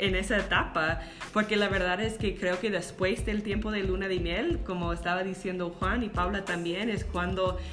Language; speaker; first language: Spanish; non-native, fluent; English